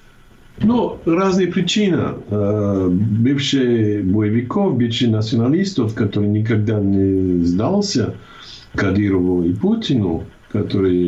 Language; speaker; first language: Russian; non-native, fluent; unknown